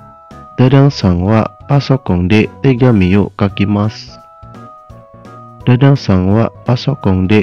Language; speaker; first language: Japanese; non-native, fluent; Indonesian